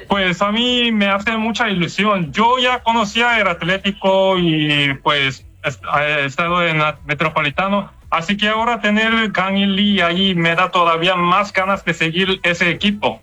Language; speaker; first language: Spanish; non-native, fluent; Korean